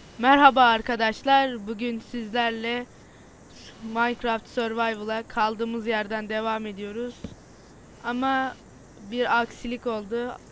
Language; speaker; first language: Turkish; native; Turkish